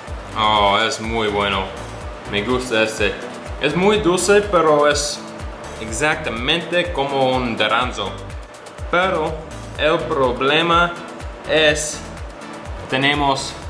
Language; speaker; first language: Spanish; non-native, learner; English